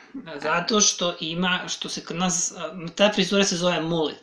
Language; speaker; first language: Serbian; native; Serbian